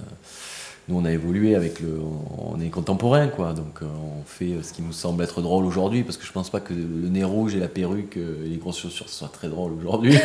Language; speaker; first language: French; native; French